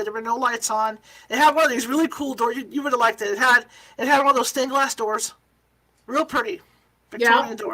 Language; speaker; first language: English; native; English